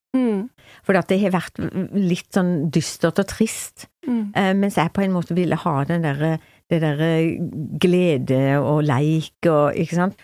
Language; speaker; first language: Norwegian; native; Norwegian